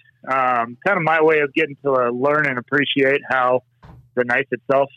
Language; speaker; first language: English; native; English